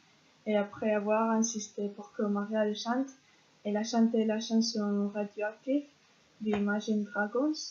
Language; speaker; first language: French; non-native, learner; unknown